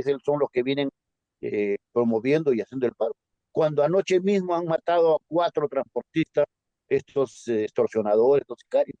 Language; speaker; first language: Spanish; native; Spanish